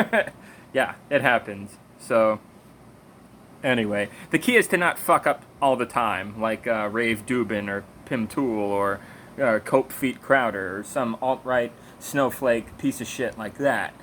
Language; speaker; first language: English; native; English